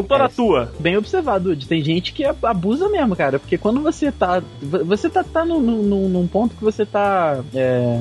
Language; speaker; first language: Portuguese; native; Portuguese